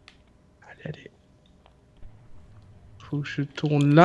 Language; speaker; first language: French; native; French